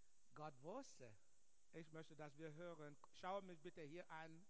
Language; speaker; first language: German; non-native, learner; English